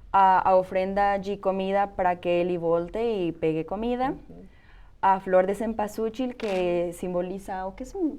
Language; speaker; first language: Portuguese; non-native, fluent; Spanish